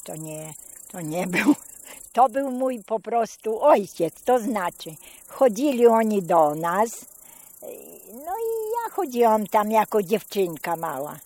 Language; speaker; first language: Polish; non-native, local second language; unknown